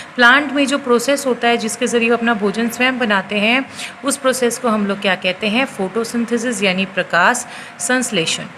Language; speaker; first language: Hindi; native; Hindi